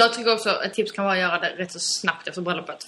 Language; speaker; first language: Swedish; native; Swedish